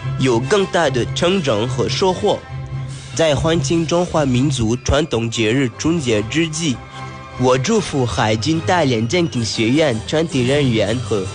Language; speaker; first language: Chinese; non-native, learner; French